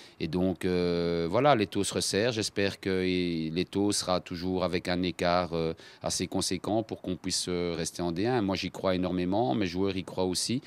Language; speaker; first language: French; native; French